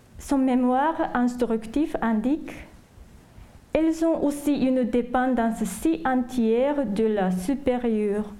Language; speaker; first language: French; non-native, fluent; Japanese